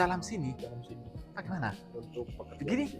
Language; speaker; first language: Indonesian; non-native, learner; German